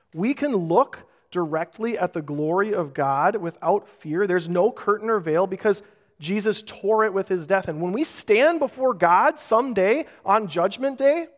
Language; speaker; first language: English; native; English